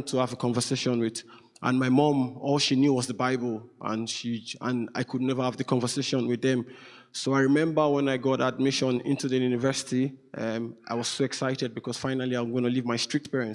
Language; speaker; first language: English; non-native, local second language; Yoruba